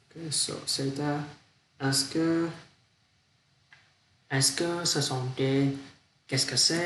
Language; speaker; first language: French; non-native, learner; Vietnamese